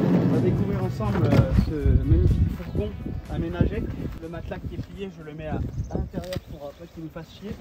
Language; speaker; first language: French; native; French